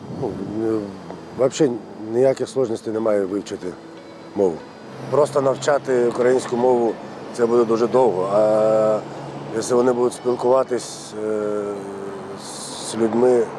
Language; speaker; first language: Ukrainian; early bilingual, other home language; Turkish